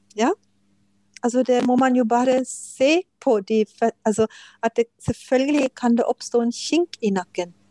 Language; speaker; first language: Norwegian; non-native, fluent; German